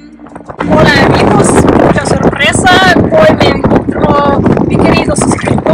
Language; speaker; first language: Spanish; non-native, learner; Russian